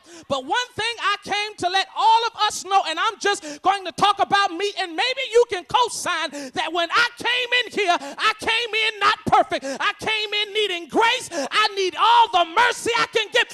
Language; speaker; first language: English; native; English